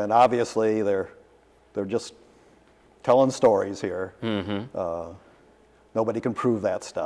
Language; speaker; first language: English; native; English